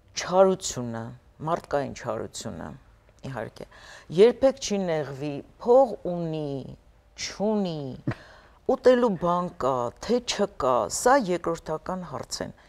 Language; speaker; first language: Armenian; native; Armenian